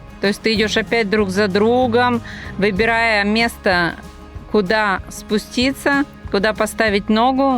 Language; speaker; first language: Russian; native; Russian